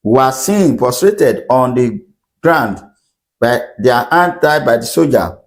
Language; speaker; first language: English; non-native, local second language; Yoruba